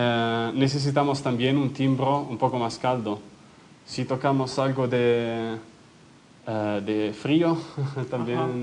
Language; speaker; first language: Spanish; non-native, fluent; Italian